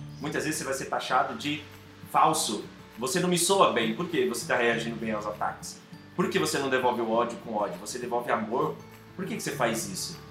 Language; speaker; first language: Portuguese; native; Portuguese